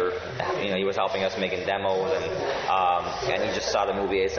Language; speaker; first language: English; native; English